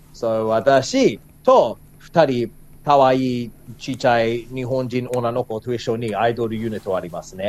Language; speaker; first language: Japanese; non-native, learner; English